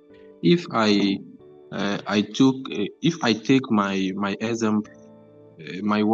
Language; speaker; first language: English; non-native, learner; French